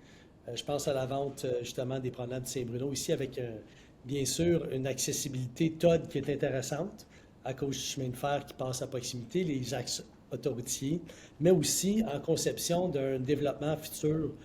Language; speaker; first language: French; native; French